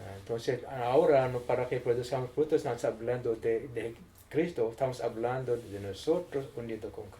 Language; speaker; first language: Spanish; non-native, learner; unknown